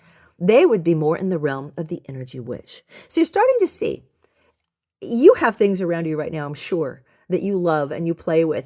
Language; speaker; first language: English; native; English